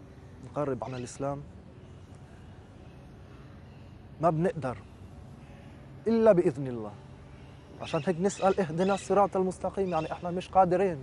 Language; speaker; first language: Arabic; non-native, learner; French